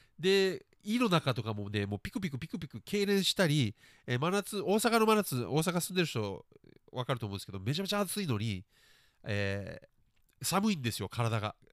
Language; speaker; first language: Japanese; early bilingual, other home language; English